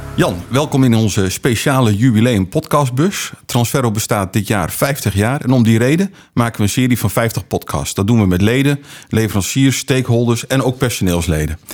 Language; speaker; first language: Dutch; native; Dutch